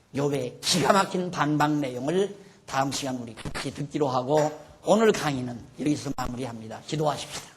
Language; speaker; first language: Korean; native; Korean